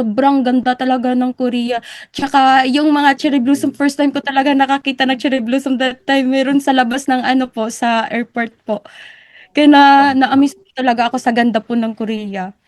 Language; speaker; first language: Filipino; native; Filipino